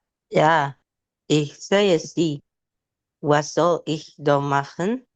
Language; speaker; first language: German; non-native, learner; Indonesian